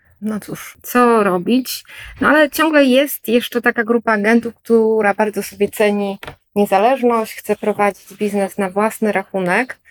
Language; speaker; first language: Polish; native; Polish